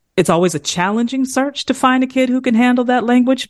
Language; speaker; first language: English; native; English